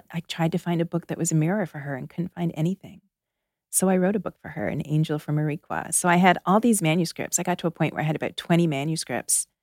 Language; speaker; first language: English; native; English